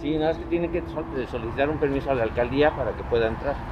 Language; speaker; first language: Spanish; native; Spanish